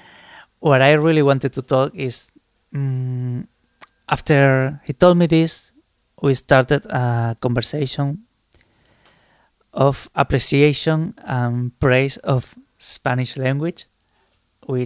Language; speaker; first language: English; non-native, fluent; Spanish